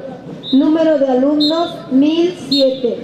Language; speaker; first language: Spanish; native; Spanish